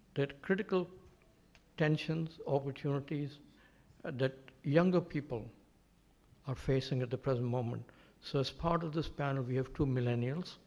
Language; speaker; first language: English; native; English